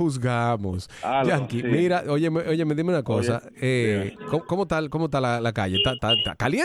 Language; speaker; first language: Spanish; native; Spanish